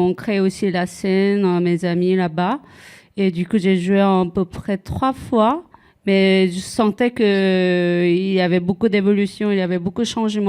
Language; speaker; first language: French; non-native, fluent; Korean